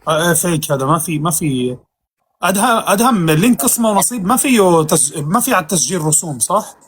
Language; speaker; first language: Arabic; native; Arabic